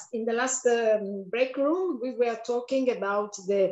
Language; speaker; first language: English; non-native, fluent; Italian